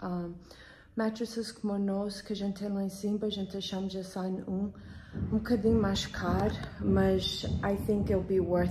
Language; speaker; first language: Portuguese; early bilingual, heritage; Portuguese